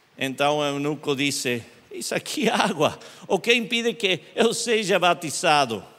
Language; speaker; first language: Portuguese; non-native, learner; English